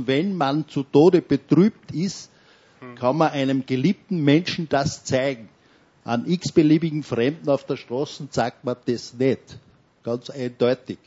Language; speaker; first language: German; native; German